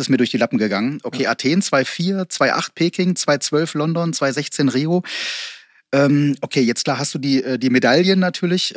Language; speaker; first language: German; native; German